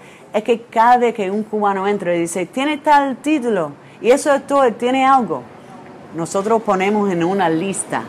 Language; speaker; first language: Spanish; non-native, fluent; English